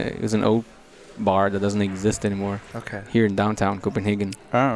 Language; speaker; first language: English; non-native, fluent; Portuguese